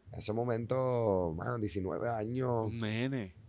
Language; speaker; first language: Spanish; non-native, fluent; Dutch